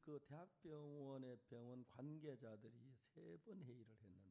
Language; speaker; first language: Korean; native; Korean